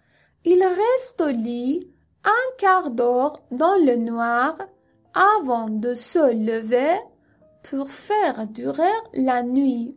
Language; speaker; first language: French; non-native, fluent; Persian